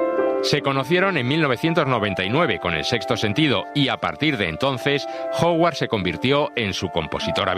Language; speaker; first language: Spanish; native; Spanish